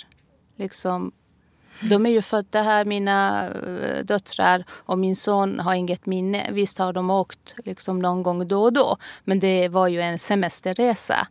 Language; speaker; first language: Swedish; non-native, fluent; Persian